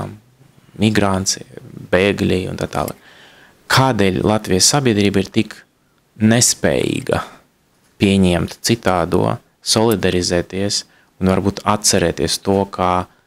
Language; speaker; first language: Latvian; non-native, local second language; Russian